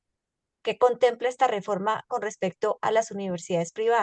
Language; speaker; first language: Spanish; native; Spanish